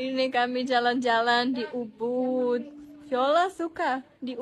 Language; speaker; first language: Indonesian; non-native, learner; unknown